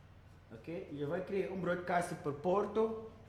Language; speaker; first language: French; non-native, learner; Portuguese